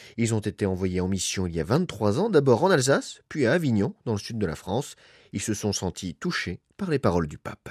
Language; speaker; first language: French; native; French